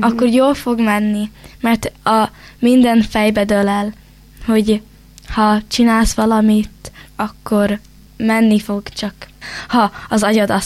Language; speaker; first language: Hungarian; early bilingual, heritage; Hungarian